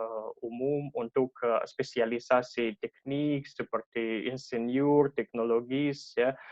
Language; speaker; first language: Indonesian; non-native, fluent; Russian